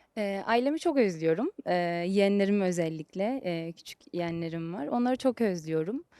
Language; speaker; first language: Turkish; early bilingual, heritage; Turkish